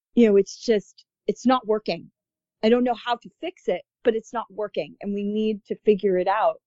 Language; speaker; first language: English; native; English